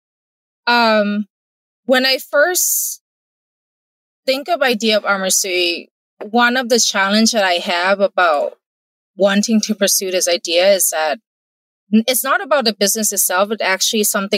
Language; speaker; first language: English; non-native, fluent; Thai